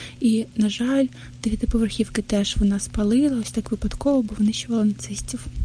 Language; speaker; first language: Ukrainian; non-native, local second language; Russian